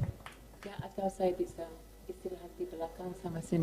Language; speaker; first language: Indonesian; non-native, fluent; English